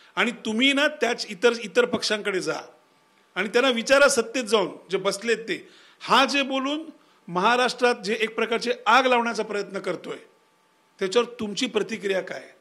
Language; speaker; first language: Marathi; native; Marathi